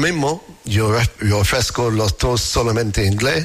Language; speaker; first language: Spanish; non-native, learner; English